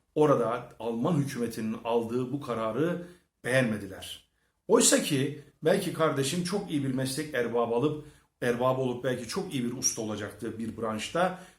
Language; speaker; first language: Turkish; early bilingual, heritage; Turkish